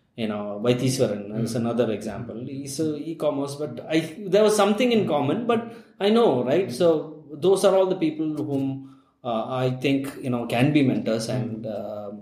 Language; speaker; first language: English; non-native, local second language; Tamil